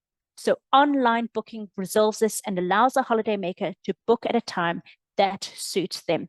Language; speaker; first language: English; native; English